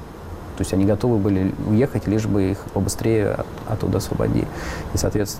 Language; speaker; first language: Russian; native; Russian